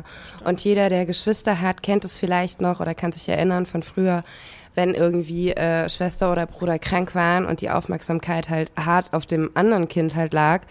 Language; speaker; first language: German; native; German